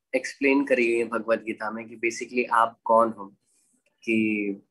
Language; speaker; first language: Hindi; native; Hindi